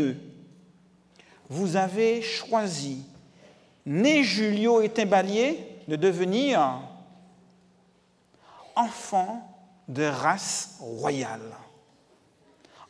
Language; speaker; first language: French; native; French